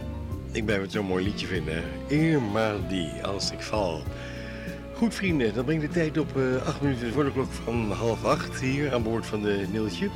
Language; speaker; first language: Dutch; native; Dutch